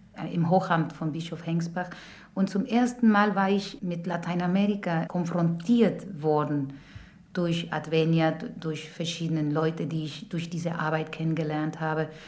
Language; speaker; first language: German; non-native, fluent; Spanish